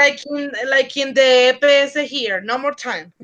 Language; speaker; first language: English; non-native, fluent; Spanish